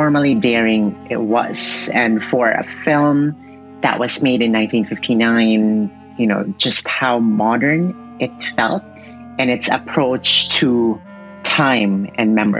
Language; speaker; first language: English; non-native, local second language; Cebuano